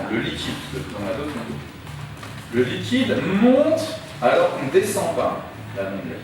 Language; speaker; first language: French; native; French